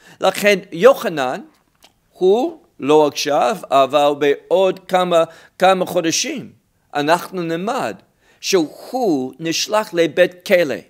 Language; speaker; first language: Hebrew; non-native, fluent; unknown